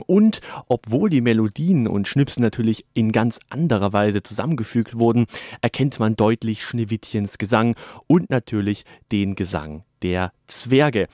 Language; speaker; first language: German; native; German